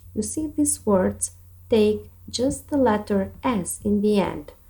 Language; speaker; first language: English; non-native, fluent; Albanian